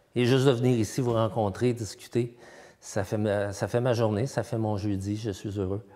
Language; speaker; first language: French; native; French